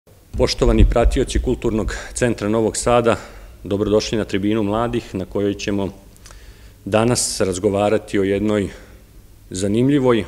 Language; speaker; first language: Serbian; native; Serbian